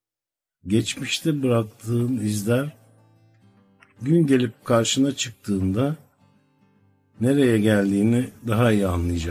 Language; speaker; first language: Turkish; native; Turkish